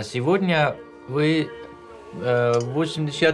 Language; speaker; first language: Russian; non-native, fluent; Dutch